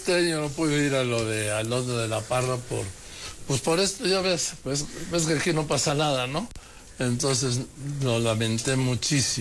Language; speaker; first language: Spanish; native; Spanish